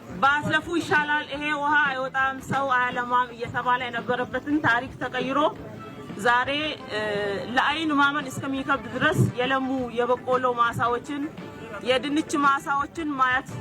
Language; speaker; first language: Amharic; non-native, local second language; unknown